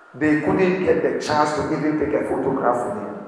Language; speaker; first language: English; non-native, local second language; Akan